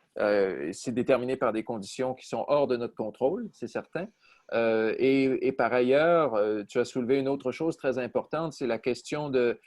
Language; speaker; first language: French; native; French